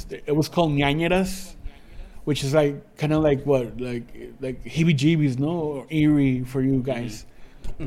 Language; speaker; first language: English; early bilingual, other home language; Spanish